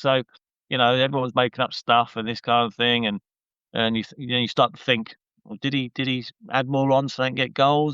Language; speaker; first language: English; native; English